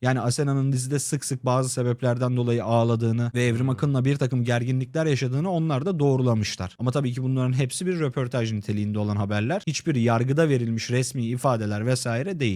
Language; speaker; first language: Turkish; native; Turkish